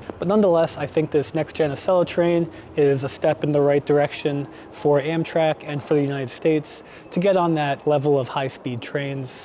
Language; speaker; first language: English; native; English